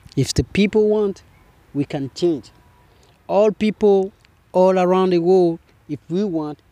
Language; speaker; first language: English; non-native, fluent; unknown